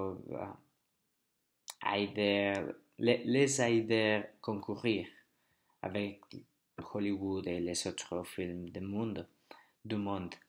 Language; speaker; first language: French; non-native, learner; Spanish